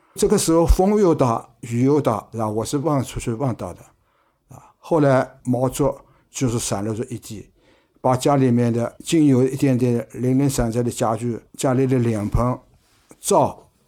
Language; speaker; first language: Chinese; native; Chinese